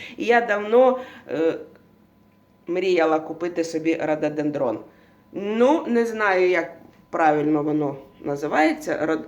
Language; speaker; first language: Ukrainian; non-native, local second language; Russian